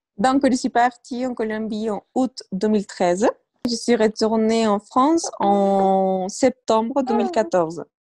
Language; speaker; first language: French; non-native, fluent; Spanish